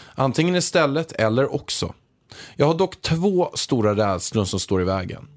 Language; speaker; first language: Swedish; native; Swedish